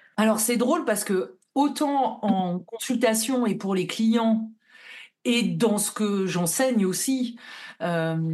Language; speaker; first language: French; native; French